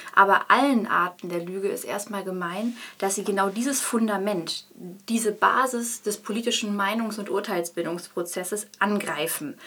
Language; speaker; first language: German; native; German